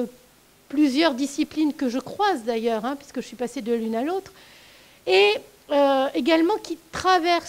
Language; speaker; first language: French; native; French